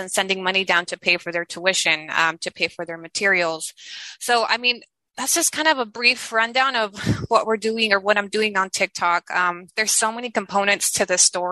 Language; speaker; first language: English; early bilingual, other home language; Spanish